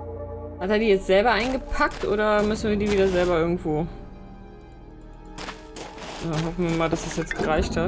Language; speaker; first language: German; native; German